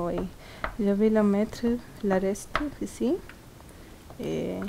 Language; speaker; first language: French; non-native, learner; Hindi